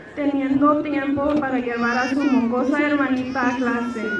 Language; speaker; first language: Spanish; early bilingual, heritage; Spanish